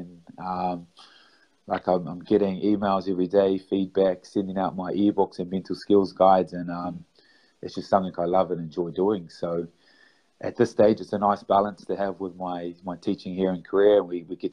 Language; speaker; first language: English; native; English